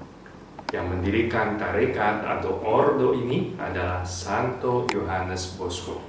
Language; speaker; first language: Indonesian; native; Indonesian